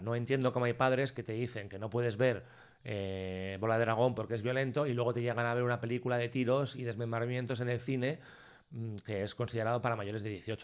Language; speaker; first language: Spanish; native; Spanish